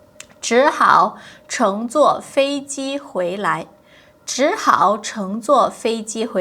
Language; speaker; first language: Chinese; non-native, fluent; Portuguese